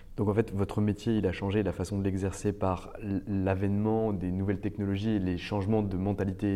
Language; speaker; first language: French; native; French